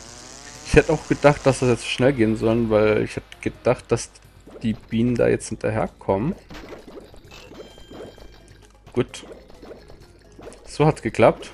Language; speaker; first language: German; native; German